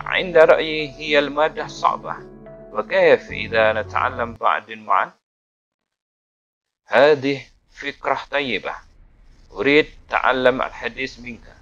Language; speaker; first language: Arabic; non-native, fluent; Indonesian